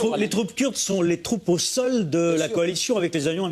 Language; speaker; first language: French; native; French